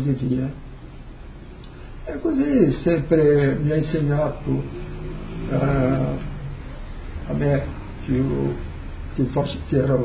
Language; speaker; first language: Italian; early bilingual, heritage; Portuguese